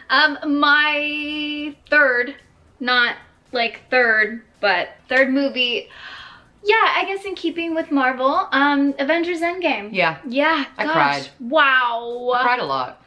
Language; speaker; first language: English; native; English